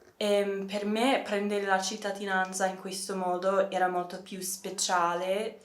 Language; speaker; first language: Italian; non-native, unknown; English